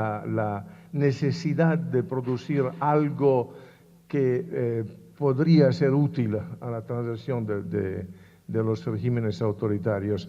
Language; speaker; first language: Spanish; non-native, fluent; Italian